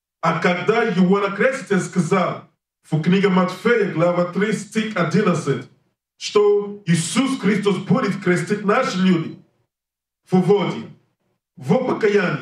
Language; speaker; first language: Russian; non-native, learner; English